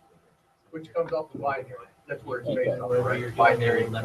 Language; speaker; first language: English; native; English